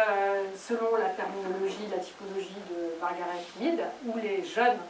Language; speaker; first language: French; native; French